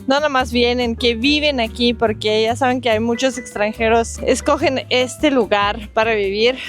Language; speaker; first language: Spanish; non-native, fluent; Russian